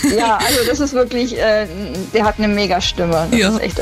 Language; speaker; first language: German; native; German